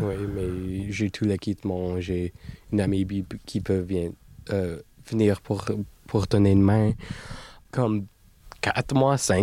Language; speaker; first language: French; non-native, fluent; English